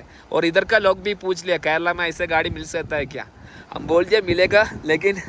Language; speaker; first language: Hindi; non-native, local second language; Malayalam